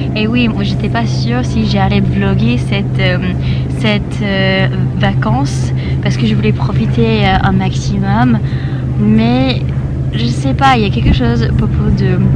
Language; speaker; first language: French; non-native, fluent; English